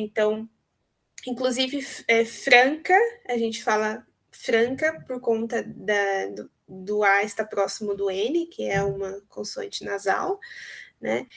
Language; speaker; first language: Portuguese; native; Portuguese